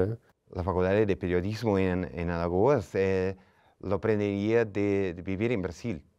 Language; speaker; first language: Spanish; non-native, fluent; Portuguese